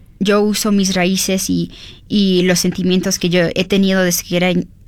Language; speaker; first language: Spanish; early bilingual, heritage; Spanish